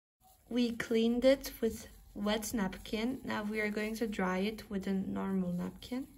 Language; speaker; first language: English; non-native, fluent; Turkish